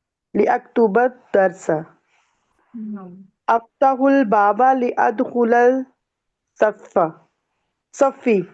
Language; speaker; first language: Arabic; non-native, learner; Urdu